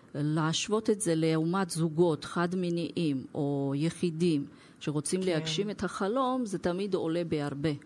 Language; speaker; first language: Hebrew; non-native, fluent; Russian